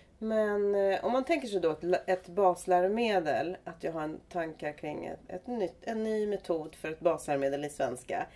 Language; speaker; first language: Swedish; native; Swedish